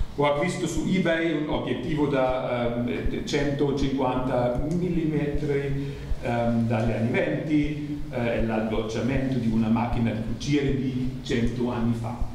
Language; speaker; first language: Italian; non-native, learner; German